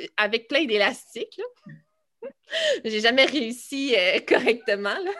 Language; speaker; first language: French; native; French